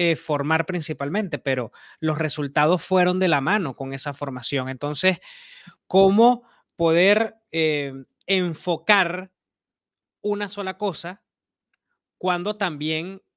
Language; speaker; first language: Spanish; native; Spanish